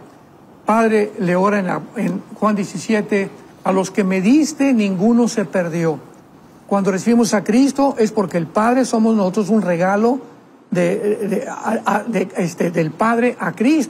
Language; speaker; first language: Spanish; native; Spanish